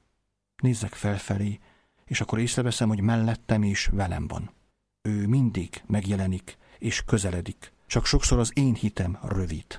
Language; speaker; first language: Hungarian; native; Hungarian